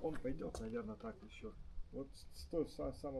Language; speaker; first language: Russian; non-native, learner; Lithuanian